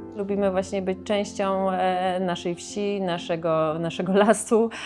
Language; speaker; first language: Polish; native; Polish